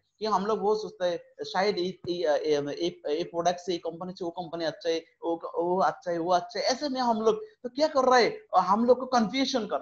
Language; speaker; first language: Hindi; non-native, fluent; Bangla